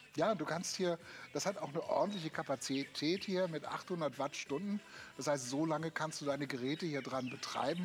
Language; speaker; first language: German; native; German